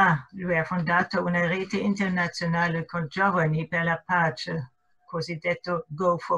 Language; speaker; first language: Italian; non-native, fluent; German